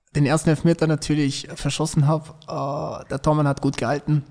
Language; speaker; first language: German; native; German